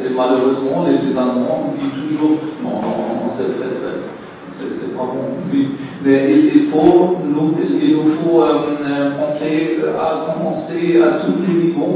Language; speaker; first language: French; non-native, learner; German